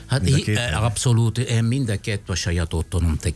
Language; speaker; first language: Hungarian; non-native, fluent; Italian